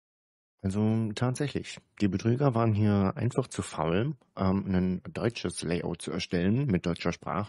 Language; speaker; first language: German; native; German